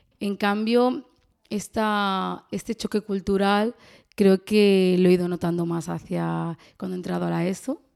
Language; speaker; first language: Spanish; early bilingual, other home language; Arabic